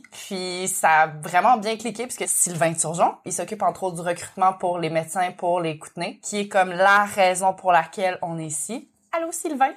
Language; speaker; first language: French; native; French